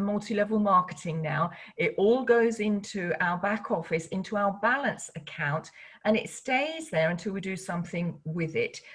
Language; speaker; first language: English; native; English